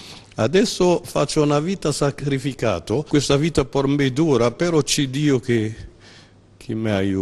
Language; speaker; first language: Italian; non-native, learner; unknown